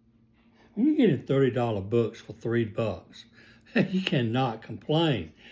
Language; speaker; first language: English; native; English